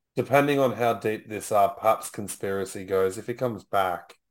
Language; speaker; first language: English; native; English